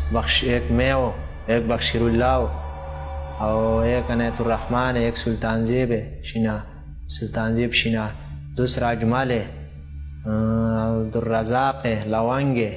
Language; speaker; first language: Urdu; non-native, local second language; Pashto